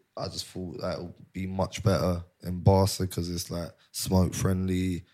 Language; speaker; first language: English; native; English